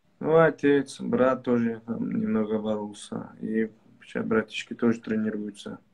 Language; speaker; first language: Russian; non-native, local second language; Tajik